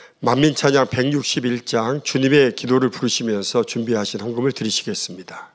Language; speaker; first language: Korean; native; Korean